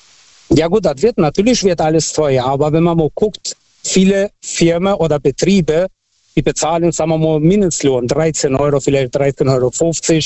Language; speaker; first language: German; early bilingual, other home language; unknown